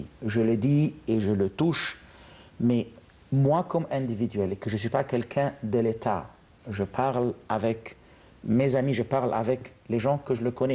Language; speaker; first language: French; non-native, fluent; Arabic